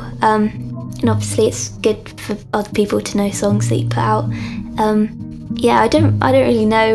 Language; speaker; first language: English; native; English